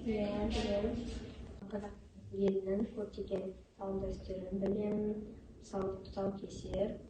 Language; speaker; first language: Kazakh; non-native, local second language; Russian